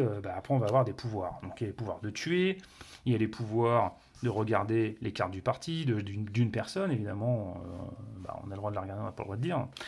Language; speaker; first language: French; native; French